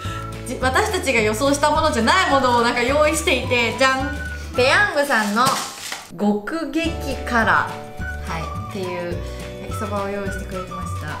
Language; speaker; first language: Japanese; native; Japanese